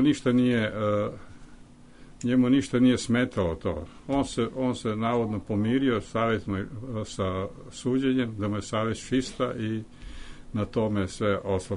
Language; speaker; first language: Serbian; native; Serbian